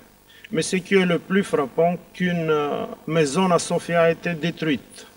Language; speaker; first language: French; non-native, fluent; Bulgarian